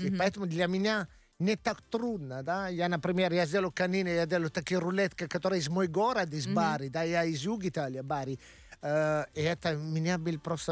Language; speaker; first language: Russian; non-native, learner; Italian